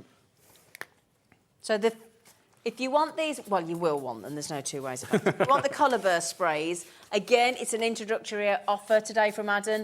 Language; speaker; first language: English; native; English